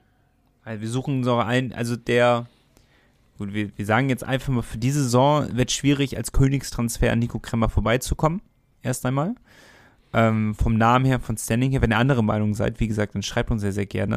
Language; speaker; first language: German; native; German